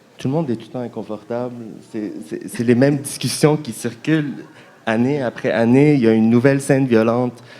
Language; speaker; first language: French; native; French